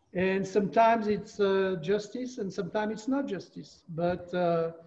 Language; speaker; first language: English; non-native, fluent; French